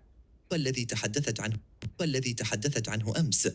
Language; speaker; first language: Arabic; non-native, learner; English